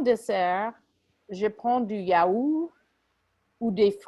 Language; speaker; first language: French; non-native, fluent; English